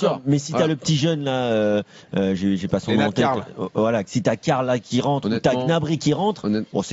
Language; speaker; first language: French; native; French